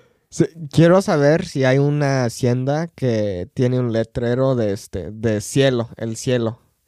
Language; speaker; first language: Spanish; non-native, fluent; English